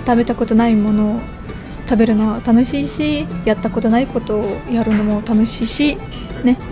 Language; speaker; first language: Japanese; non-native, fluent; Russian